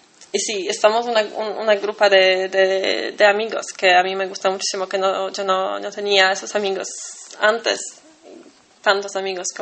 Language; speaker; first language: Spanish; non-native, fluent; Polish